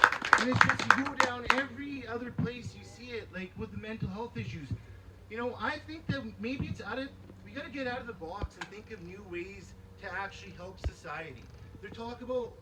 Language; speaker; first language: English; early bilingual, other home language; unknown